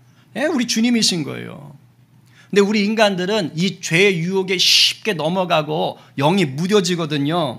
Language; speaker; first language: Korean; native; Korean